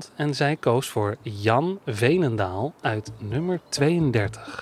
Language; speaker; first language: Dutch; native; Dutch